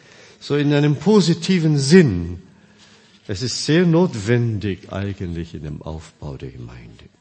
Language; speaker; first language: German; non-native, fluent; Korean